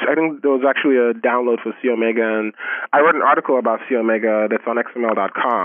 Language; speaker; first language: English; non-native, local second language; Yoruba